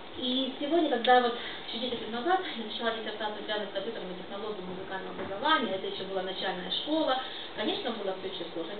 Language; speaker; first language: Russian; non-native, local second language; Ukrainian